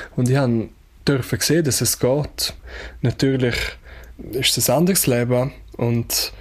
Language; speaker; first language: German; non-native, local second language; Romansh